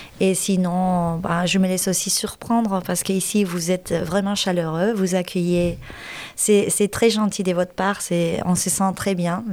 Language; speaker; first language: French; non-native, fluent; Spanish